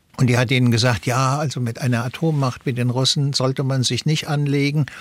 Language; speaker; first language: German; native; German